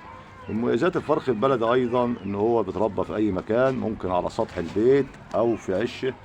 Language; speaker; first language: Arabic; native; Arabic